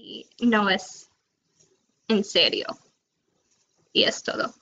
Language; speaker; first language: Spanish; non-native, fluent; English